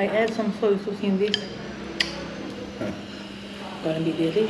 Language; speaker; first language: English; non-native, fluent; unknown